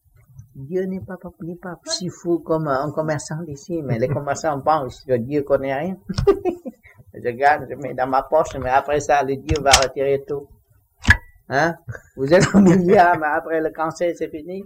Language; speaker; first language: French; non-native, learner; Vietnamese